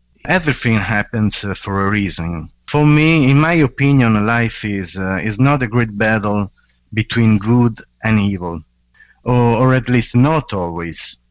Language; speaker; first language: English; non-native, fluent; Italian